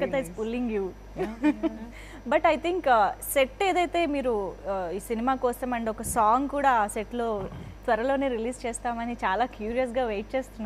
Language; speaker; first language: Telugu; native; Telugu